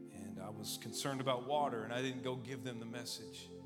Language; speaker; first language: English; native; English